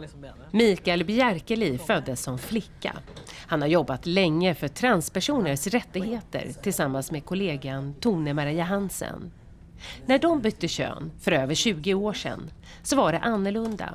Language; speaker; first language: Swedish; native; Swedish